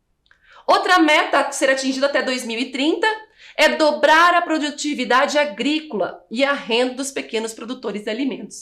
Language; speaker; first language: Portuguese; native; Portuguese